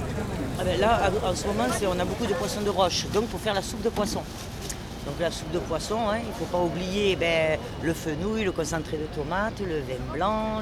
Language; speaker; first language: French; native; French